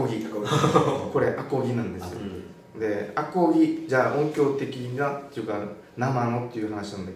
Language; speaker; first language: Japanese; native; Japanese